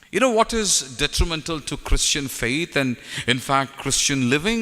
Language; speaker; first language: English; non-native, local second language; Telugu